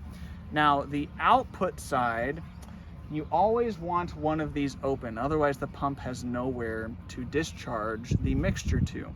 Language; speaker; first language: English; native; English